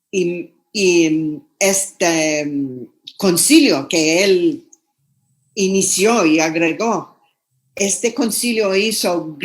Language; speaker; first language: Spanish; non-native, fluent; English